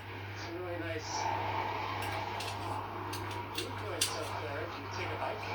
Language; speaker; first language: English; native; English